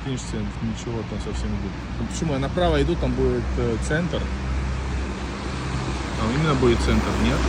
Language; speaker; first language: Russian; non-native, fluent; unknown